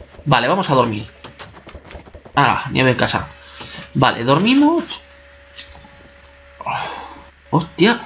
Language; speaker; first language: Spanish; native; Spanish